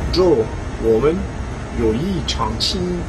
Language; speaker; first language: Chinese; non-native, fluent; French